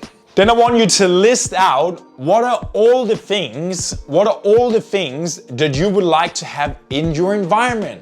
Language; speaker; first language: English; non-native, fluent; Danish